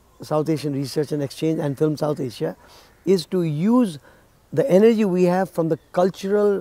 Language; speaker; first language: English; non-native, local second language; Nepali